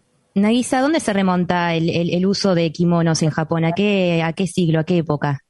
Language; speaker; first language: Spanish; native; Spanish